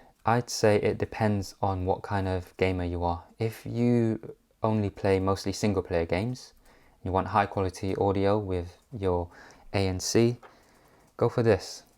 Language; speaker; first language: English; native; English